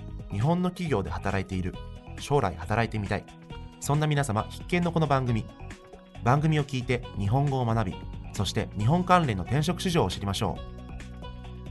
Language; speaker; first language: Japanese; native; Japanese